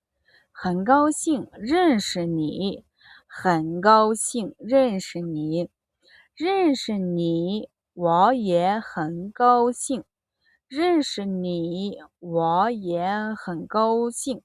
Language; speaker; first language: Chinese; non-native, fluent; Mongolian